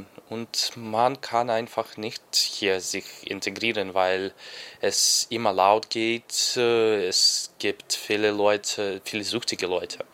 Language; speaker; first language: German; non-native, learner; Ukrainian